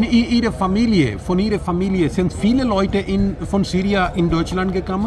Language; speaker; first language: German; non-native, learner; Urdu